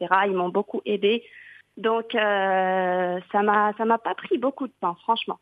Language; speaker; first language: French; non-native, local second language; Arabic